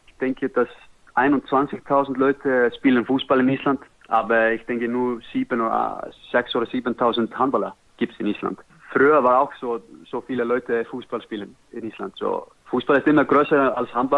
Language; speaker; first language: German; non-native, learner; Icelandic